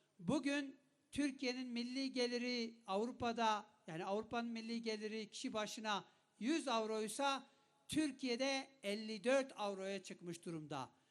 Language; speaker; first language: Turkish; non-native, local second language; Kurdish